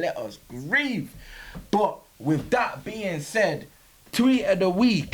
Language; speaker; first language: English; native; English